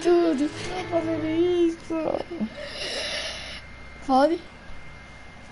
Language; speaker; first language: Portuguese; non-native, fluent; Italian